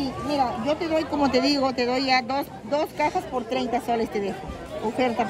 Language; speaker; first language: Spanish; native; Spanish